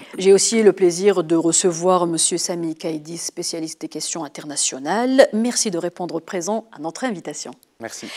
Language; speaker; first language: French; non-native, local second language; Arabic